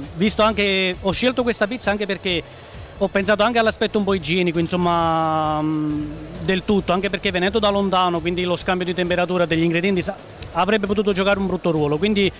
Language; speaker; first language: Italian; native; Italian